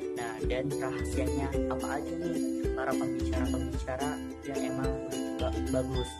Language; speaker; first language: Indonesian; native; Indonesian